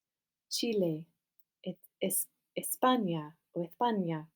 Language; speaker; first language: Spanish; non-native, fluent; English